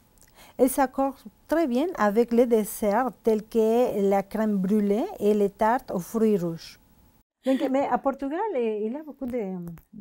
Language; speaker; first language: French; non-native, fluent; Spanish